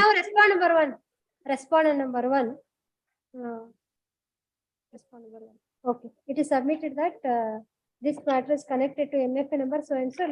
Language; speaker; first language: English; non-native, local second language; Kannada